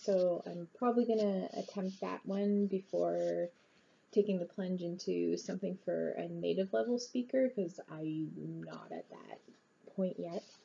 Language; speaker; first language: English; native; English